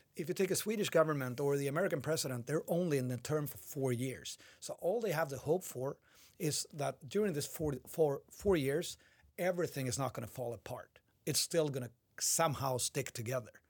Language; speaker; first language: English; non-native, fluent; Swedish